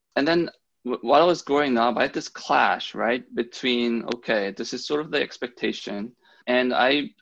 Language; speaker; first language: English; early bilingual, other home language; Korean